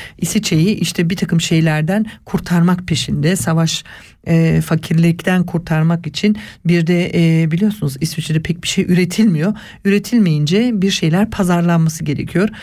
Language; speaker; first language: Turkish; early bilingual, heritage; Turkish